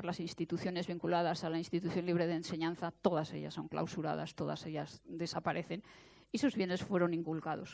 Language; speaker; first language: Spanish; native; Spanish